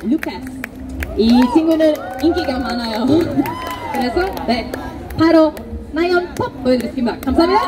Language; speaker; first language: Korean; non-native, learner; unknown